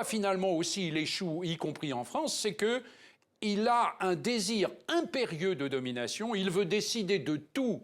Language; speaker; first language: French; native; French